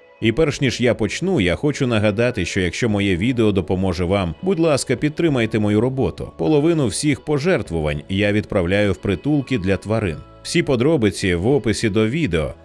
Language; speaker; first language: Ukrainian; native; Ukrainian